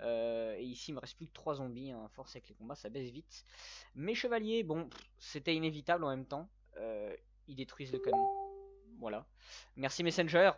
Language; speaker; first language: French; native; French